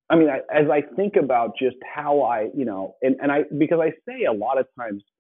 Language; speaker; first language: English; native; English